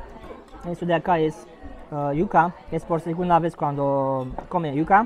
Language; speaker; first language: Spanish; non-native, learner; Romanian